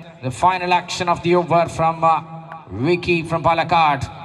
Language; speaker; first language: English; non-native, local second language; Malayalam